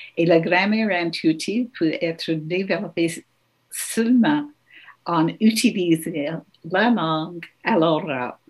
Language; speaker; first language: French; non-native, local second language; English